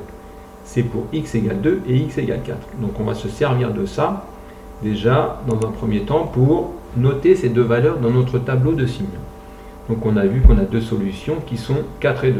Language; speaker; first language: French; native; French